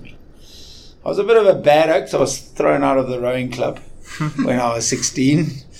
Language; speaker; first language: English; native; English